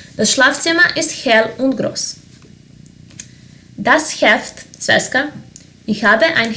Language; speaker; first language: German; non-native, fluent; Serbian